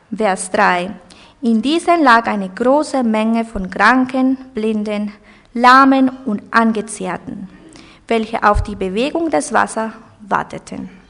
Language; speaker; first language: German; early bilingual, heritage; German